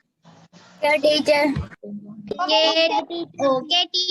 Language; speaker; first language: English; non-native, learner; Sinhala